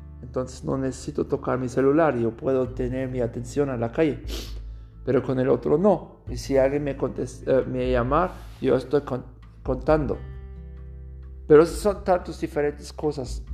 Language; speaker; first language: Spanish; non-native, learner; German